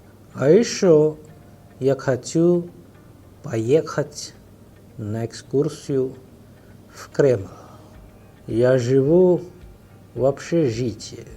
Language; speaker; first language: Russian; non-native, fluent; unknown